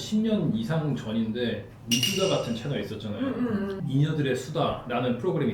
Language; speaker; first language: Korean; native; Korean